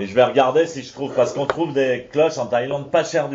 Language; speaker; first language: French; native; French